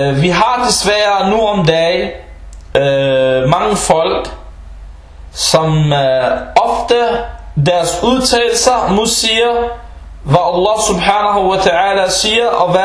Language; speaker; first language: Danish; early bilingual, other home language; Arabic